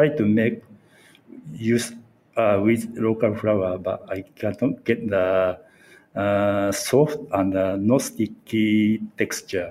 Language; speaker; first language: English; non-native, learner; Japanese